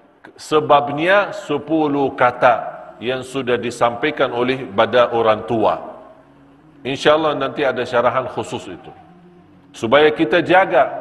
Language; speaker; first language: Indonesian; non-native, fluent; Arabic